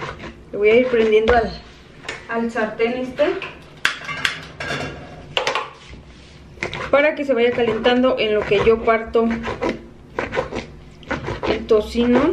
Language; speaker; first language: Spanish; native; Spanish